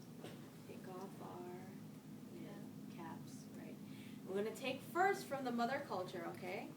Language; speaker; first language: English; native; English